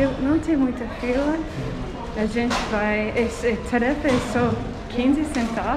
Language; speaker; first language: Portuguese; non-native, fluent; English